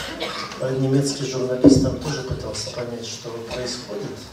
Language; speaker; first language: Russian; native; Russian